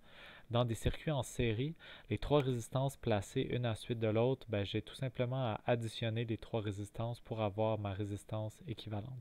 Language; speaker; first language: French; native; French